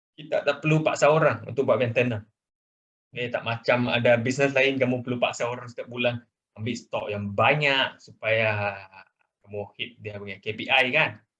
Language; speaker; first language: Malay; non-native, local second language; Chinese